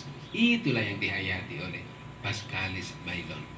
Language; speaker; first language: Indonesian; native; Indonesian